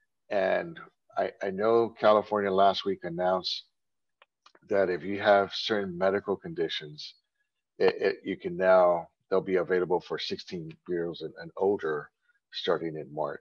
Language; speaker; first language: English; native; English